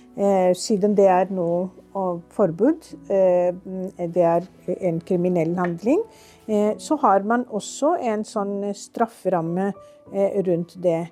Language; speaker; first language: Norwegian; non-native, fluent; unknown